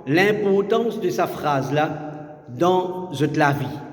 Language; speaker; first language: French; non-native, learner; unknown